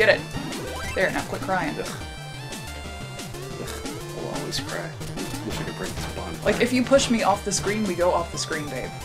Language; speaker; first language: English; native; English